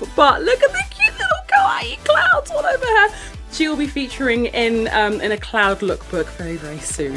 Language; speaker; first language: English; native; English